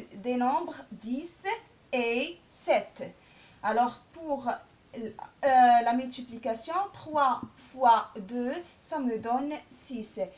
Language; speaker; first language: French; non-native, local second language; Arabic